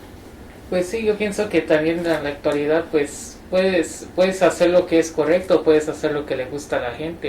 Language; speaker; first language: Spanish; native; Spanish